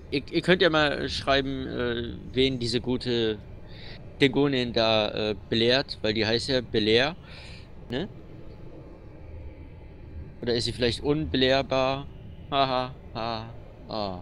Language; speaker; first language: German; native; German